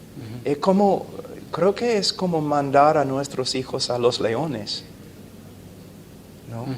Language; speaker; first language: Spanish; non-native, fluent; English